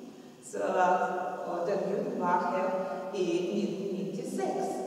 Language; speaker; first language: Norwegian; non-native, learner; Russian